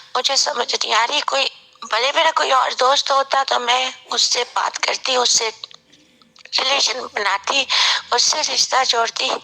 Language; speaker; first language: Hindi; non-native, local second language; Punjabi